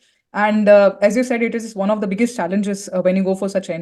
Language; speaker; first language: English; non-native, local second language; Hindi